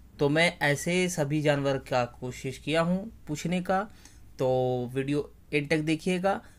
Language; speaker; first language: Hindi; native; Hindi